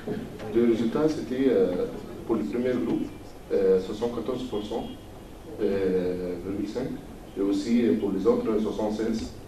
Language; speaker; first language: French; non-native, learner; Arabic